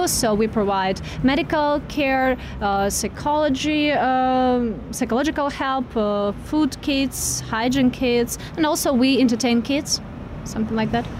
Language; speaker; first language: English; non-native, fluent; Russian